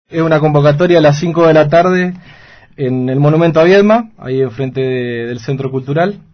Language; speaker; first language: Spanish; native; Spanish